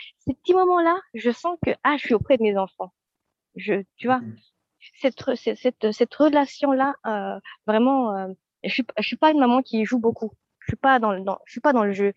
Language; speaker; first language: French; non-native, local second language; Malagasy